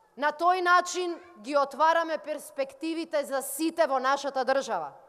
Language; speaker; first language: Macedonian; native; Macedonian